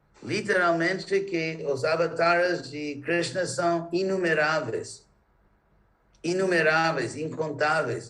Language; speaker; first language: Portuguese; non-native, fluent; English